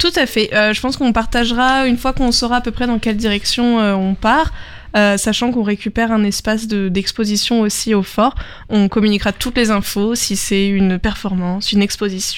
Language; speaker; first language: French; native; French